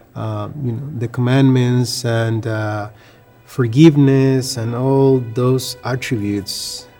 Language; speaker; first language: English; non-native, fluent; Spanish